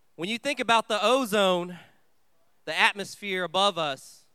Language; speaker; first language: English; early bilingual, other home language; Vietnamese